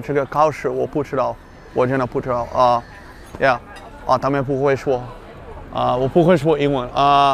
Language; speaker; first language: Chinese; non-native, learner; Dutch